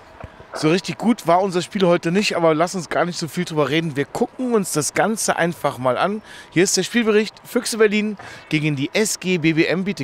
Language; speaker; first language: German; native; German